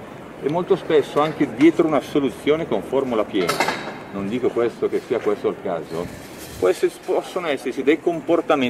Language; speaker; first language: Italian; native; Italian